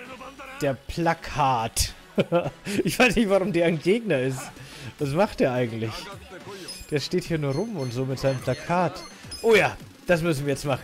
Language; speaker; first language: German; native; German